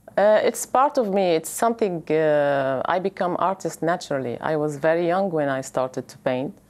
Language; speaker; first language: English; non-native, fluent; Arabic